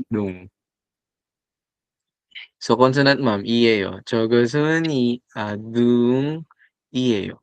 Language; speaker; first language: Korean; non-native, learner; Filipino